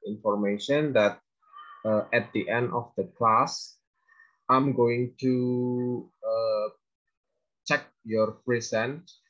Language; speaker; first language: English; non-native, fluent; Indonesian